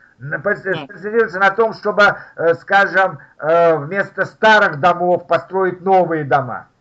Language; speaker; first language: Russian; native; Russian